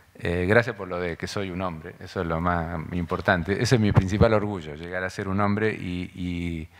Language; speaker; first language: Spanish; native; Spanish